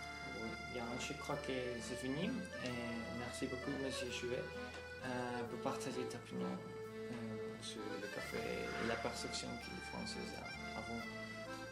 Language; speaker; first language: French; non-native, learner; Spanish